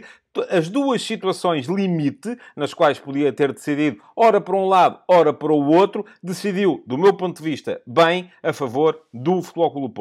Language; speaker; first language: Portuguese; native; Portuguese